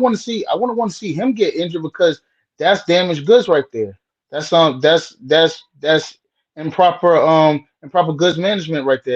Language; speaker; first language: English; native; English